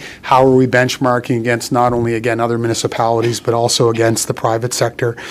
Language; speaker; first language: English; native; English